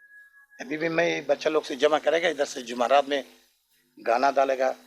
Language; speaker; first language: Hindi; non-native, learner; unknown